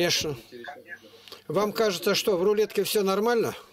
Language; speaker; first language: Russian; native; Russian